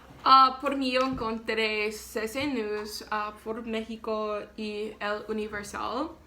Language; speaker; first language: Spanish; non-native, learner; English